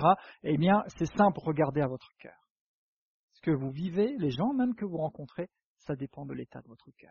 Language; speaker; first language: French; native; French